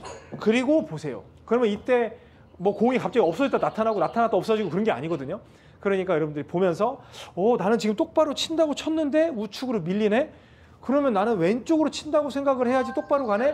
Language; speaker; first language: Korean; native; Korean